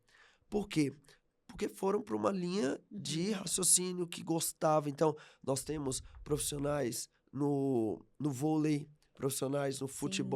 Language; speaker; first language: Portuguese; native; Portuguese